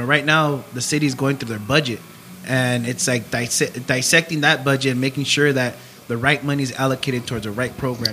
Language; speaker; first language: English; native; English